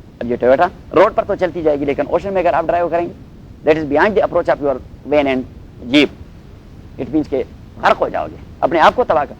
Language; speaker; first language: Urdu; non-native, local second language; Pashto